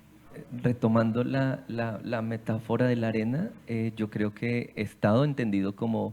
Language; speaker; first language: Spanish; native; Spanish